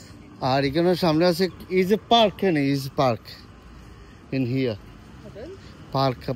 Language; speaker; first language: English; non-native, learner; Bangla